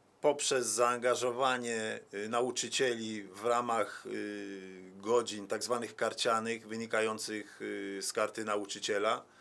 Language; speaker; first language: Polish; native; Polish